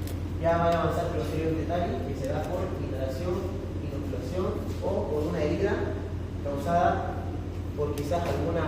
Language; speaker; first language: Spanish; native; Spanish